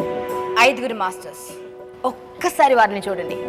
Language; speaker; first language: Telugu; native; Telugu